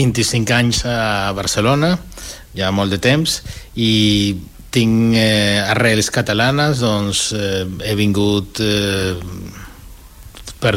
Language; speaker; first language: Catalan; non-native, fluent; Spanish